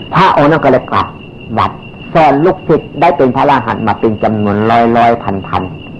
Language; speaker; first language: Thai; native; Thai